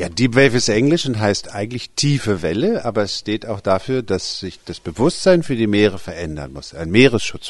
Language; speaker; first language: German; native; German